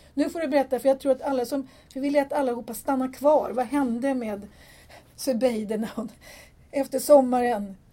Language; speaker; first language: Swedish; native; Swedish